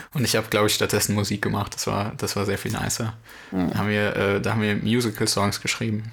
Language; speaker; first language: German; native; German